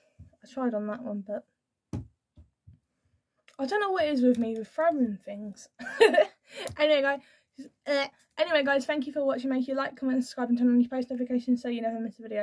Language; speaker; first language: English; native; English